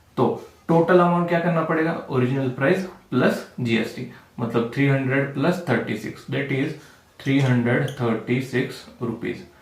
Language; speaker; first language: Hindi; non-native, local second language; Marathi